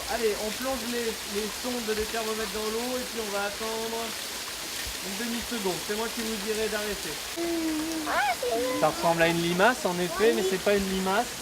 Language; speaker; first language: French; native; French